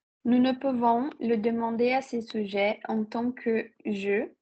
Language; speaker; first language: French; non-native, fluent; Portuguese